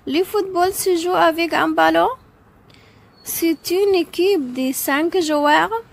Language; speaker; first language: French; non-native, fluent; Arabic